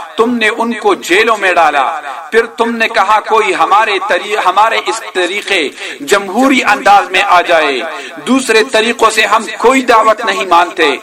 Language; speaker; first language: Urdu; non-native, local second language; Pashto